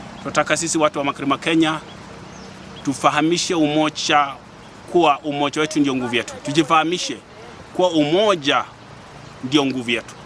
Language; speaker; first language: Swahili; non-native, local second language; Luyia